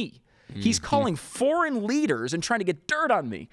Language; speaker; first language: English; native; English